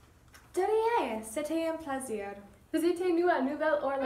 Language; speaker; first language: French; non-native, learner; English